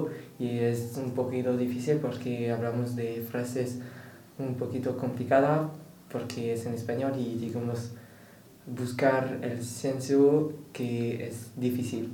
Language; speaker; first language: Spanish; non-native, learner; French